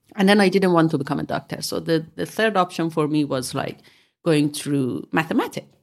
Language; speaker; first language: English; non-native, fluent; Persian